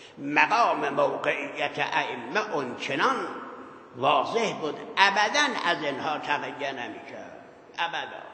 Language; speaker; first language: Persian; non-native, local second language; Azerbaijani